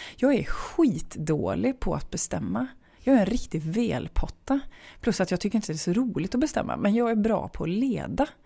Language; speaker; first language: Swedish; native; Swedish